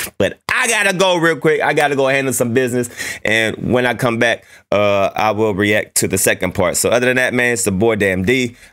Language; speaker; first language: English; native; English